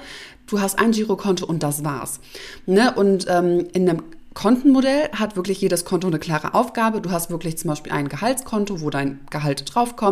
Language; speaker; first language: German; native; German